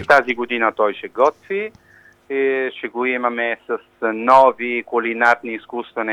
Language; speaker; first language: Bulgarian; non-native, learner; Italian